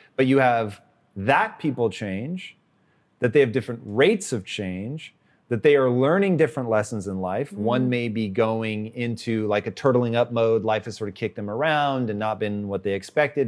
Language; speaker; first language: English; native; English